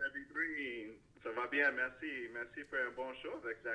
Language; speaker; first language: French; non-native, learner; English